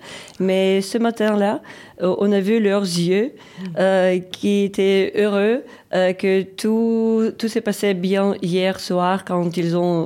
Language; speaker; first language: French; non-native, fluent; Ukrainian